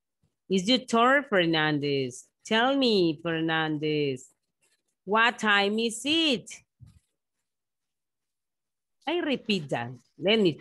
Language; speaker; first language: English; non-native, fluent; Spanish